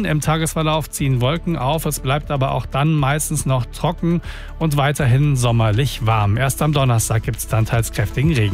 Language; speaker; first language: German; native; German